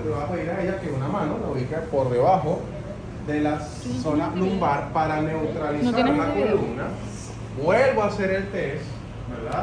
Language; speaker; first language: Spanish; native; Spanish